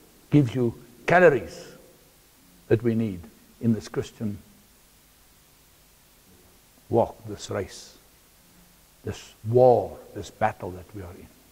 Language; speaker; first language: English; non-native, local second language; Afrikaans